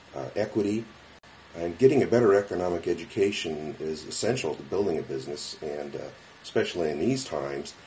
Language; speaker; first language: English; native; English